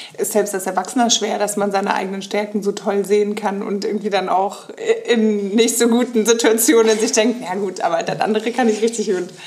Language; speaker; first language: German; native; German